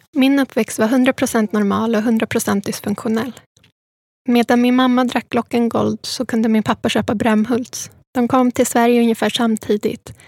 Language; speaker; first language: Swedish; early bilingual, other home language; Spanish